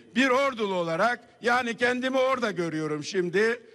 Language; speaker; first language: Turkish; native; Turkish